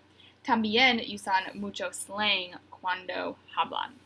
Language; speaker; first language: Spanish; non-native, learner; English